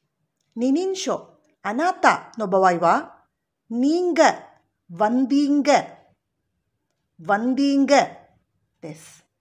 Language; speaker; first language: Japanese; non-native, fluent; Tamil